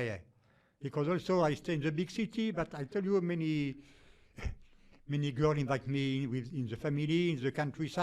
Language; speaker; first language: English; non-native, fluent; French